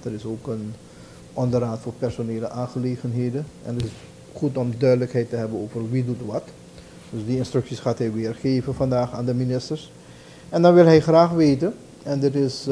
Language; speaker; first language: Dutch; native; Dutch